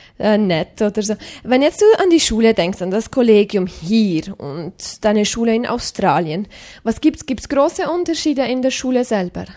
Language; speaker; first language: German; native; German